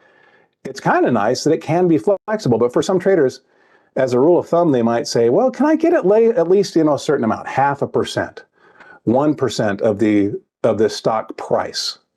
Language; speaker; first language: English; native; English